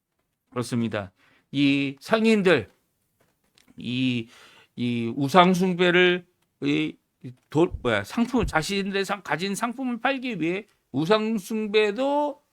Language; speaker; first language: Korean; native; Korean